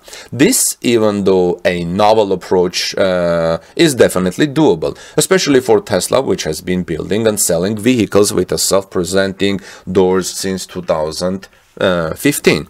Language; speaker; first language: English; non-native, fluent; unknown